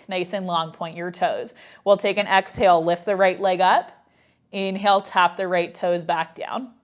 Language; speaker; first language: English; native; English